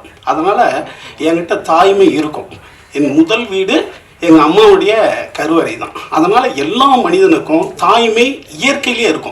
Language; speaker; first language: Tamil; native; Tamil